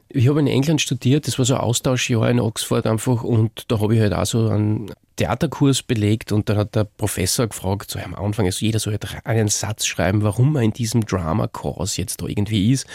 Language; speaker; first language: German; native; German